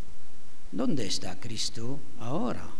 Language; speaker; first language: Spanish; non-native, fluent; French